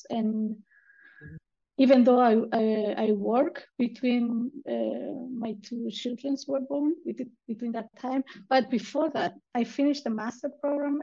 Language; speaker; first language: English; non-native, fluent; Spanish